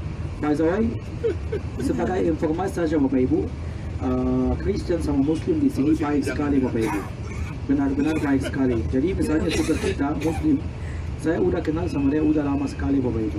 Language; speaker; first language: Indonesian; non-native, fluent; Arabic